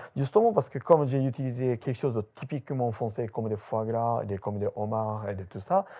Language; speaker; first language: French; non-native, learner; Japanese